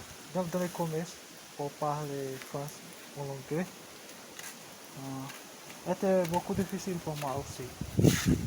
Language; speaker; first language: French; non-native, learner; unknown